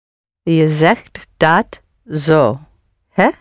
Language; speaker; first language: Dutch; non-native, learner; English